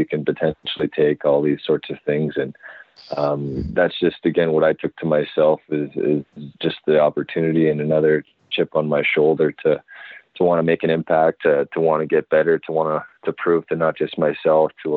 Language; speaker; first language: English; native; English